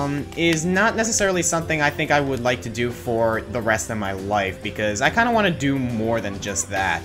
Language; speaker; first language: English; native; English